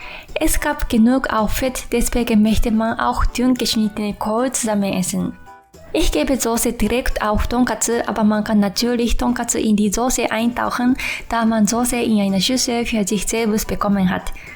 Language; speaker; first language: German; non-native, fluent; Japanese